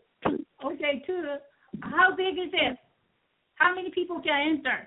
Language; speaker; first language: English; non-native, fluent; Japanese